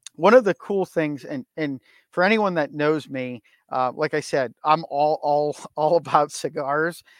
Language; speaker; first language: English; native; English